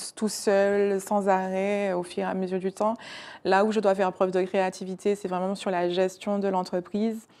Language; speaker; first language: French; native; French